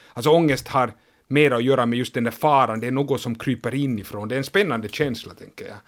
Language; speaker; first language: Swedish; native; Swedish